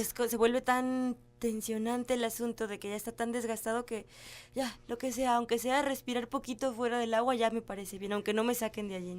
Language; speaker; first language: Spanish; native; Spanish